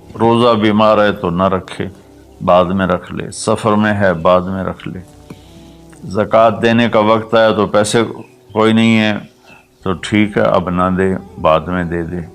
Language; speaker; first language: Urdu; non-native, local second language; Punjabi